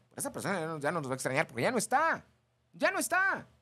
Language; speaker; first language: Spanish; native; Spanish